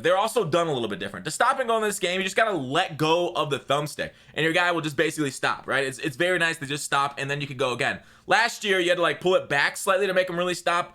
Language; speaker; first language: English; native; English